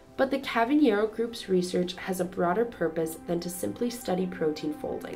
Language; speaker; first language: English; native; English